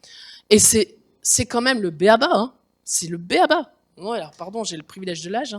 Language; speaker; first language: French; native; French